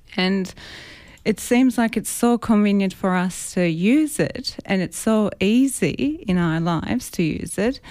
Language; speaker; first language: English; non-native, fluent; Greek